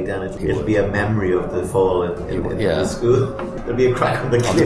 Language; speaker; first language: English; native; English